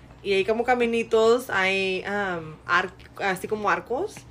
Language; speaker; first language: Spanish; early bilingual, heritage; Spanish